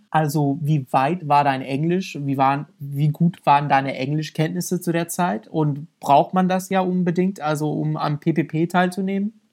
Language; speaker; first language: German; non-native, fluent; English